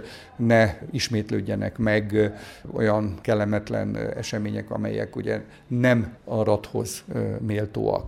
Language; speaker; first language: Hungarian; native; Hungarian